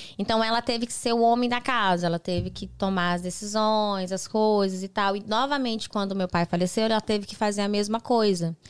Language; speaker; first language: Portuguese; native; Portuguese